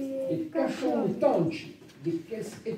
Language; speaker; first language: Italian; non-native, fluent; French